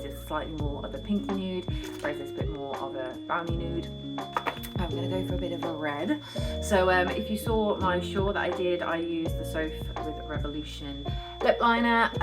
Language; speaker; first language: English; native; English